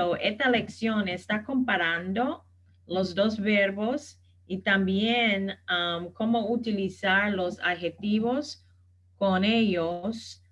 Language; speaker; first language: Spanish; non-native, fluent; English